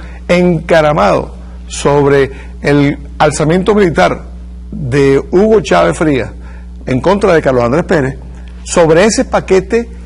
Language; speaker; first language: Spanish; native; Spanish